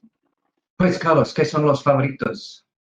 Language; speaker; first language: Spanish; non-native, fluent; English